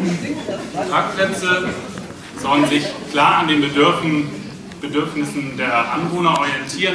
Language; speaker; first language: German; native; German